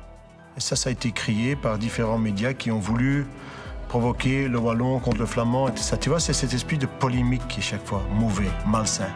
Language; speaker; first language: French; native; French